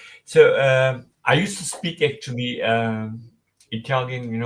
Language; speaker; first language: English; non-native, fluent; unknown